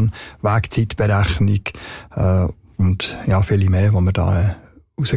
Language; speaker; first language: German; native; German